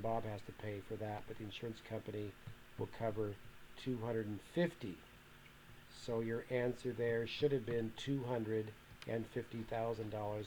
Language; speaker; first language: English; native; English